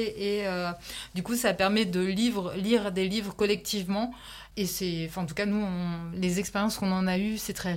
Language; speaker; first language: French; native; French